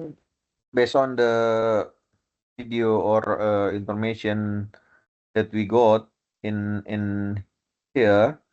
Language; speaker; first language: English; non-native, fluent; Indonesian